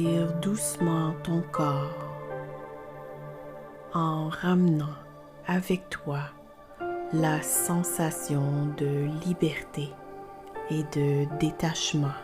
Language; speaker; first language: French; native; French